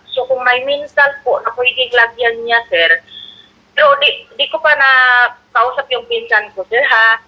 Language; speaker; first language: Filipino; non-native, local second language; Cebuano